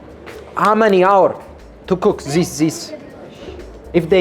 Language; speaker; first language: English; non-native, learner; Amharic